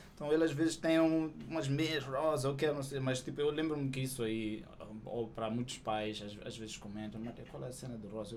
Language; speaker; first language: Portuguese; native; Portuguese